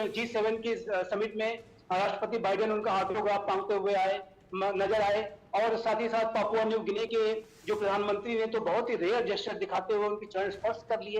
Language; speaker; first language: Hindi; native; Hindi